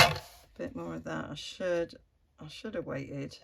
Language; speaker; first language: English; native; English